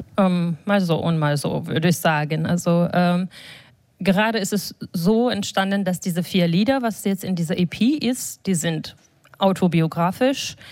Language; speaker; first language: German; non-native, fluent; Georgian